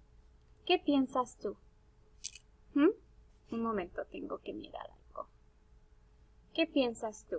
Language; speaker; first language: Spanish; non-native, fluent; English